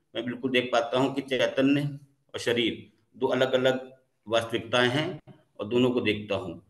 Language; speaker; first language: Hindi; native; Hindi